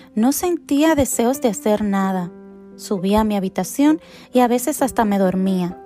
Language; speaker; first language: Spanish; native; Spanish